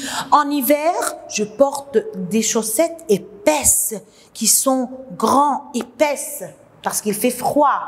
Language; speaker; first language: French; non-native, local second language; Arabic